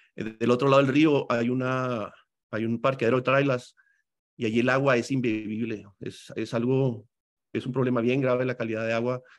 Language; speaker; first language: Spanish; native; Spanish